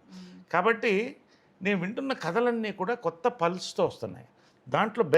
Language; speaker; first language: Telugu; native; Telugu